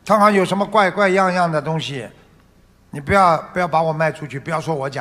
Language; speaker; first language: Chinese; non-native, local second language; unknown